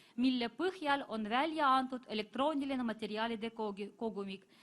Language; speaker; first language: Estonian; non-native, fluent; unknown